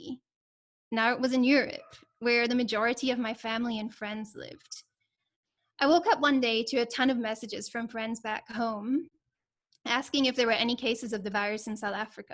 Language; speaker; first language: English; native; English